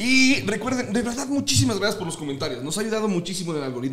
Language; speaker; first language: Spanish; native; Spanish